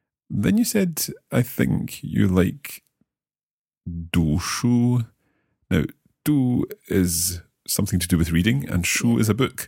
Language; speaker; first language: English; native; English